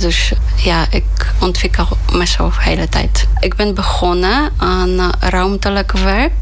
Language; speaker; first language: Dutch; non-native, fluent; Polish